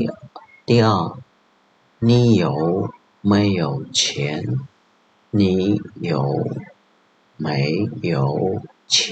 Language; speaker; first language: Chinese; non-native, fluent; Khmer